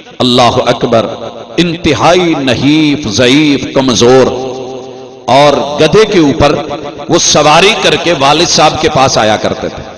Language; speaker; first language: Urdu; non-native, local second language; Punjabi